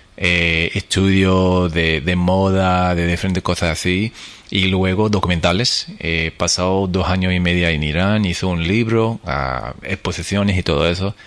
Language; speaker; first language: Spanish; non-native, fluent; English